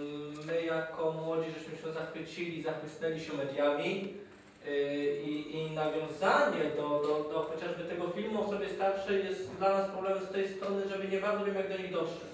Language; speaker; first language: Polish; native; Polish